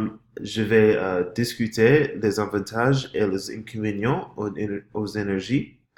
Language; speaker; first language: French; non-native, learner; English